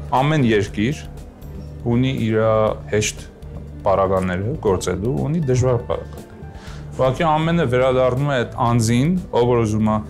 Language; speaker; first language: Armenian; early bilingual, heritage; Armenian